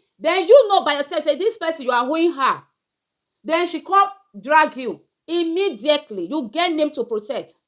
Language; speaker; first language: Nigerian Pidgin; native; Nigerian Pidgin